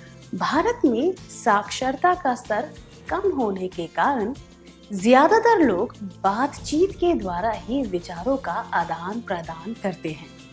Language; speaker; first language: Hindi; native; Hindi